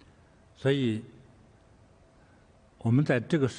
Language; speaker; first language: Chinese; native; Chinese